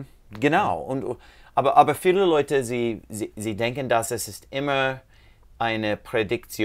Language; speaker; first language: German; non-native, learner; English